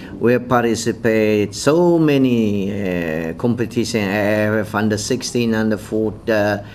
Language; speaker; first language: English; non-native, fluent; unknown